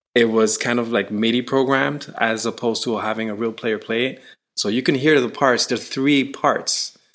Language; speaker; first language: English; native; English